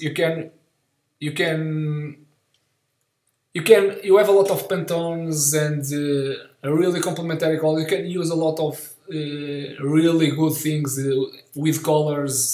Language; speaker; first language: English; non-native, learner; Portuguese